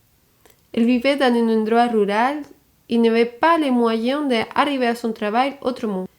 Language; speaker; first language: French; non-native, fluent; Spanish